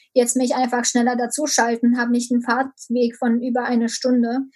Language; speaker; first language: German; early bilingual, other home language; Romanian